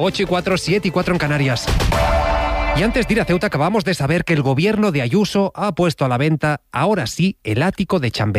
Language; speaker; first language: Spanish; native; Spanish